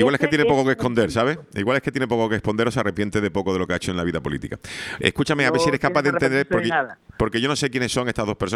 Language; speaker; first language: Spanish; native; Spanish